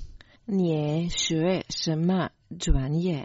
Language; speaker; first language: Chinese; non-native, learner; Croatian